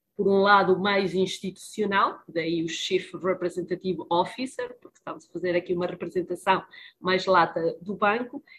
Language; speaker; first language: Portuguese; early bilingual, heritage; Spanish